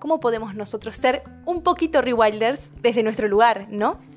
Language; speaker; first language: Spanish; native; Spanish